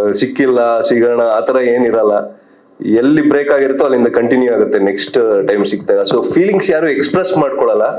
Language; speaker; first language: Kannada; native; Kannada